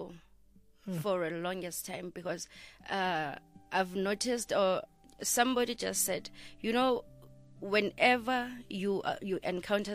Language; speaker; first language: English; non-native, local second language; Zulu